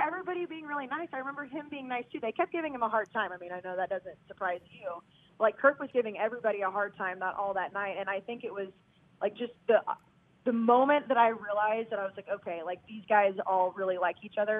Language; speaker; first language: English; native; English